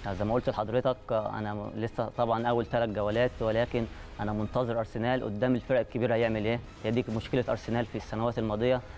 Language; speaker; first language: Arabic; native; Arabic